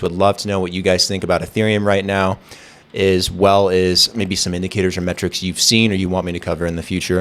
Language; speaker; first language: English; native; English